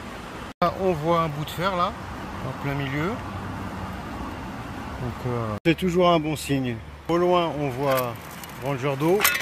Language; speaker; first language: French; native; French